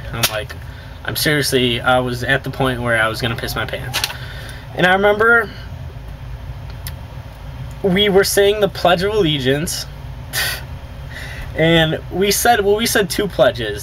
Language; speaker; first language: English; native; English